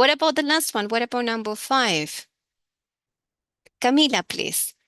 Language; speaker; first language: English; non-native, fluent; Spanish